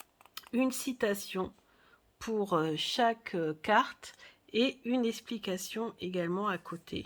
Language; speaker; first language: French; native; French